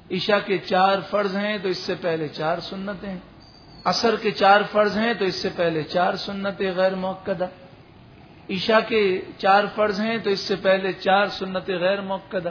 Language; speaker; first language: Urdu; native; Urdu